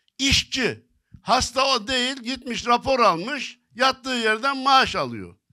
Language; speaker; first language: Turkish; native; Turkish